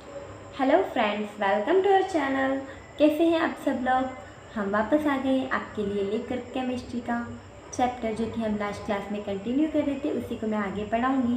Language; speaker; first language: Hindi; native; Hindi